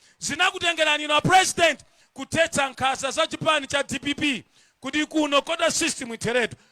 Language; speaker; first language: Nyanja; non-native, local second language; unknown